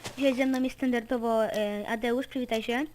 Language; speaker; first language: Polish; native; Polish